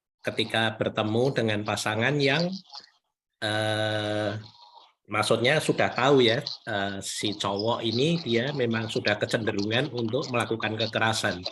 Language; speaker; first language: Malay; native; Malay